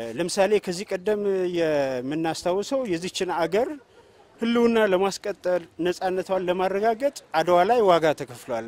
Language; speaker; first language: Amharic; non-native, local second language; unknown